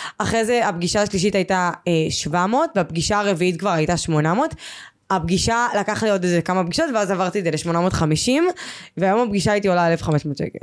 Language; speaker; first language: Hebrew; native; Hebrew